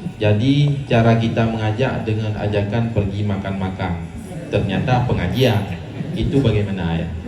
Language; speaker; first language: Malay; non-native, local second language; Achinese